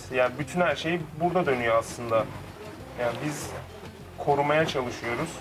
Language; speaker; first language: Turkish; early bilingual, heritage; Turkish